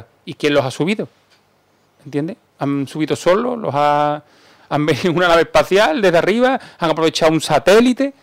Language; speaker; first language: Spanish; native; Spanish